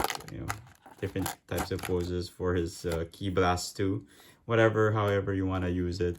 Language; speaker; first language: English; native; English